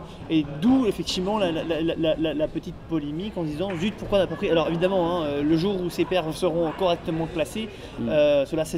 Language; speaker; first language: French; native; French